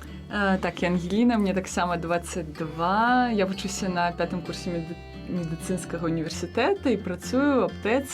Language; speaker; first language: Belarusian; non-native, local second language; Russian